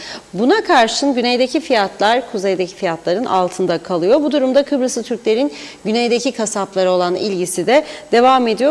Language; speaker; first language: Turkish; native; Turkish